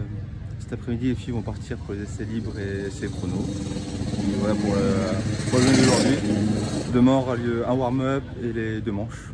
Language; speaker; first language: French; native; French